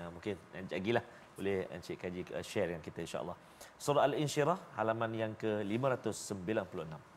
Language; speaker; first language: Malay; native; Malay